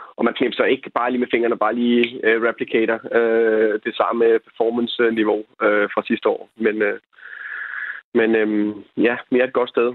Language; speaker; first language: Danish; native; Danish